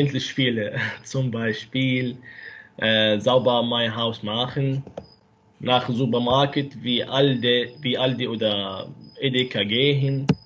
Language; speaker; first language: German; non-native, learner; Arabic